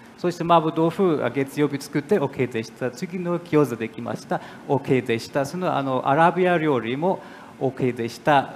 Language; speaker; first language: Japanese; non-native, fluent; German